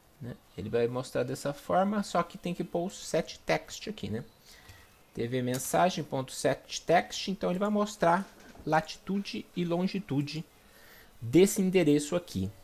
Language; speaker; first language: Portuguese; native; Portuguese